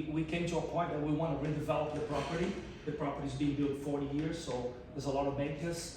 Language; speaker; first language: English; non-native, fluent; Portuguese